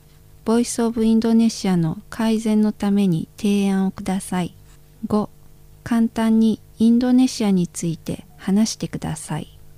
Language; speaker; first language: Japanese; non-native, learner; Indonesian